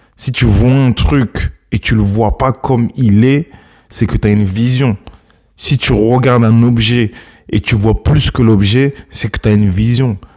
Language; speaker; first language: French; early bilingual, other home language; Akan